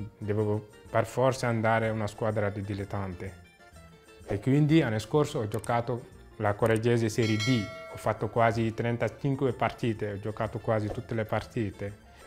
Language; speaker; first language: Italian; non-native, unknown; Wolof